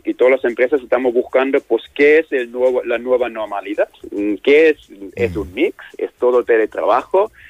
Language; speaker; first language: Spanish; non-native, fluent; German